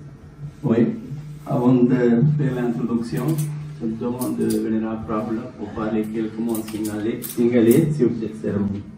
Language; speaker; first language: French; non-native, learner; Sinhala